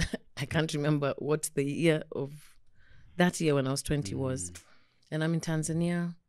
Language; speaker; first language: English; non-native, local second language; Kikuyu